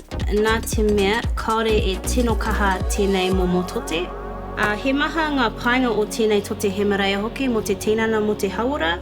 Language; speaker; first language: Māori; non-native, local second language; English